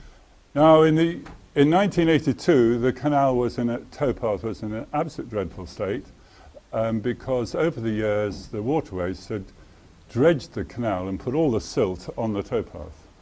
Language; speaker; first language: English; native; English